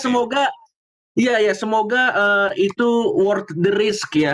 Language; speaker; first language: Indonesian; native; Indonesian